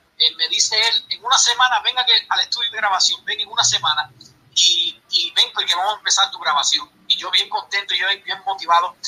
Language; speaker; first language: Spanish; early bilingual, heritage; Spanish